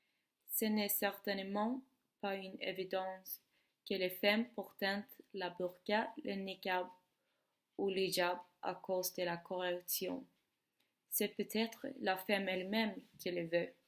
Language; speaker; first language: French; non-native, learner; Swedish